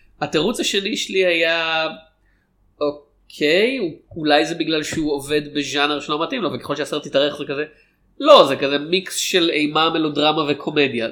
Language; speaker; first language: Hebrew; native; Hebrew